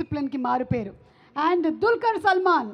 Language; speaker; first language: Telugu; native; Telugu